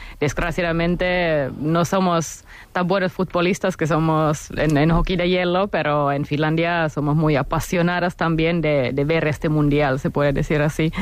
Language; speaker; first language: Spanish; non-native, fluent; Finnish